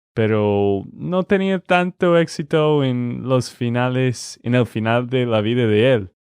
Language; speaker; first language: Spanish; non-native, fluent; English